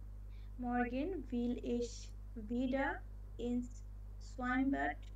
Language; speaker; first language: German; non-native, learner; Bangla